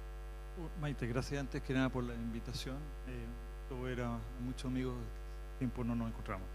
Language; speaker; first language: Spanish; native; Spanish